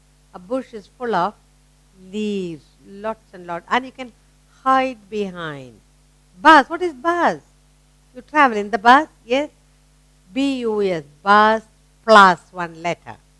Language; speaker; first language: English; non-native, local second language; Tamil